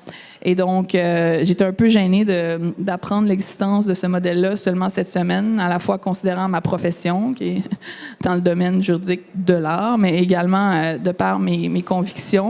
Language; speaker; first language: French; native; French